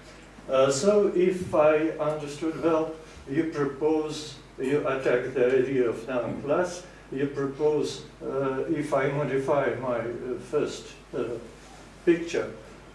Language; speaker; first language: English; non-native, fluent; Russian